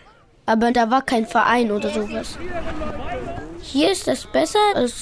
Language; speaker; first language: German; early bilingual, other home language; Pashto